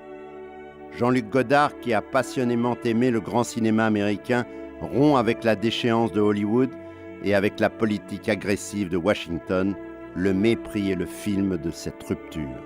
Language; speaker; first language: French; native; French